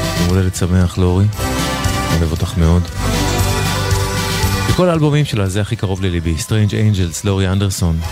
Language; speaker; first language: Hebrew; native; Hebrew